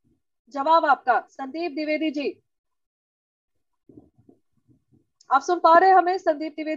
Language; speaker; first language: Hindi; native; Hindi